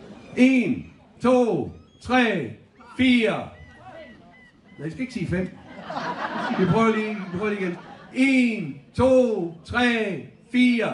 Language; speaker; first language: Danish; native; Danish